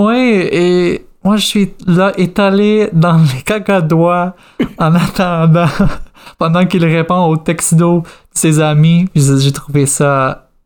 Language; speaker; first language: French; non-native, fluent; English